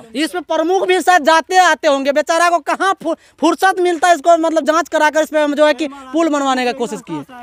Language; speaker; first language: Hindi; native; Hindi